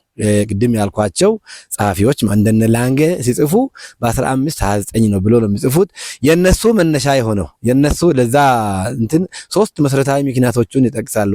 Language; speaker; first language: Amharic; non-native, local second language; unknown